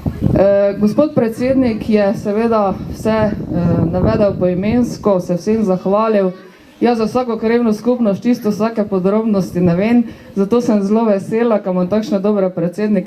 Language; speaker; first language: Slovenian; native; Slovenian